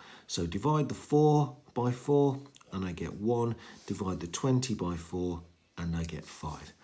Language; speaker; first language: English; native; English